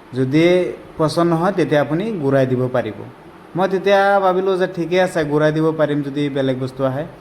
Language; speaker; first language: Assamese; native; Assamese